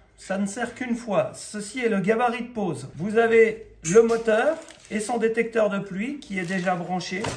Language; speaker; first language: French; native; French